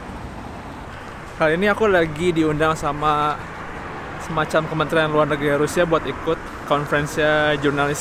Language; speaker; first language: Indonesian; native; Indonesian